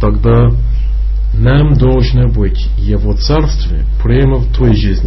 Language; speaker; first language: Russian; non-native, fluent; English